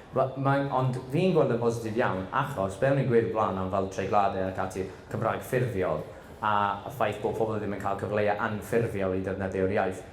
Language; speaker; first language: Welsh; non-native, local second language; English